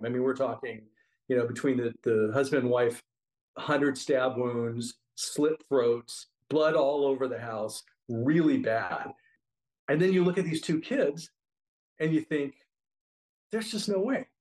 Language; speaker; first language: English; native; English